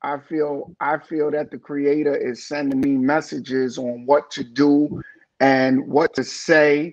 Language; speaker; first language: English; native; English